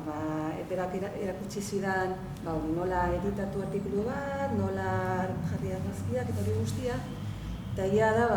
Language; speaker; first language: Basque; non-native, local second language; Spanish